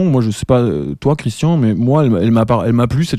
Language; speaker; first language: French; native; French